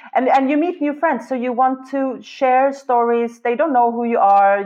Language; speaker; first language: English; non-native, fluent; Swedish